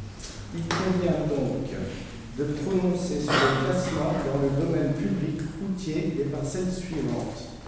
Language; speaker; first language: French; native; French